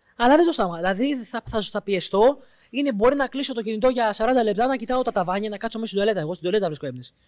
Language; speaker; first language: Greek; native; Greek